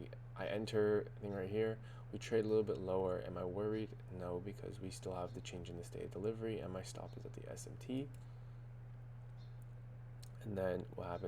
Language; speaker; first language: English; native; English